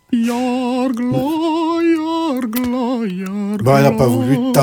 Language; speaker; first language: French; native; French